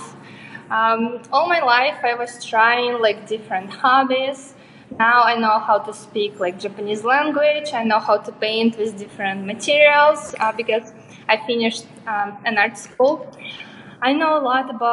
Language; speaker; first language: English; non-native, fluent; Russian